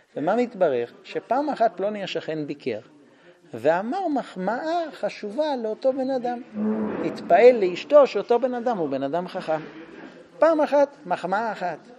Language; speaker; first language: Hebrew; non-native, fluent; English